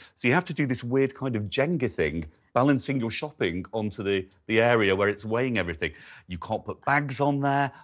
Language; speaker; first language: English; native; English